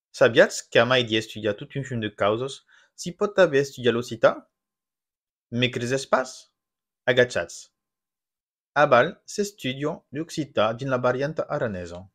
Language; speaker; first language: Occitan; non-native, local second language; French